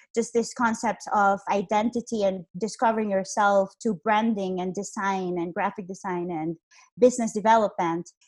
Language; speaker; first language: English; non-native, fluent; Spanish